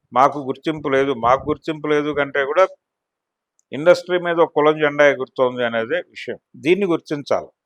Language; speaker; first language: Telugu; native; Telugu